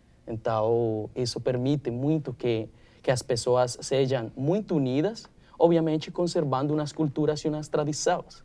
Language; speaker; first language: Portuguese; non-native, learner; Spanish